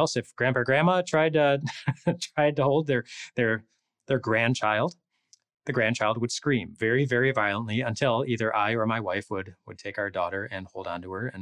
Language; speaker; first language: English; native; English